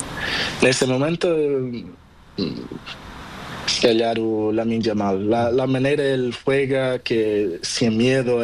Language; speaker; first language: Spanish; non-native, learner; Portuguese